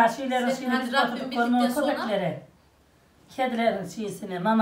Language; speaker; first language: Turkish; native; Turkish